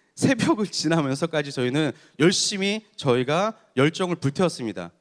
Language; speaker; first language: Korean; native; Korean